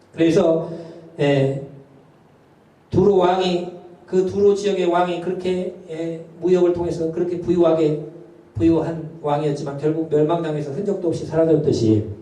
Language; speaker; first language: Korean; native; Korean